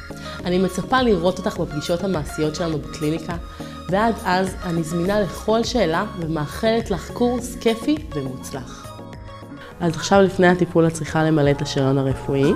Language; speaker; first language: Hebrew; native; Hebrew